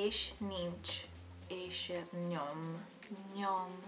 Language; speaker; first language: Hungarian; non-native, learner; Italian